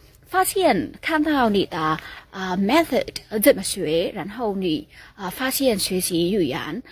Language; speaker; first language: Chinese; non-native, learner; Vietnamese